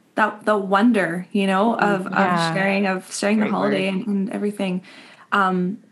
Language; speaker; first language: English; native; English